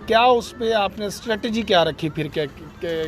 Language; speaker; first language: Hindi; non-native, local second language; Punjabi